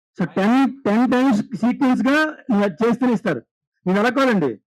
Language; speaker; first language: Telugu; native; Telugu